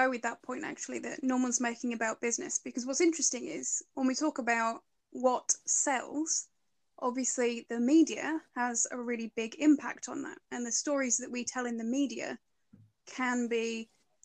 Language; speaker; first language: English; native; English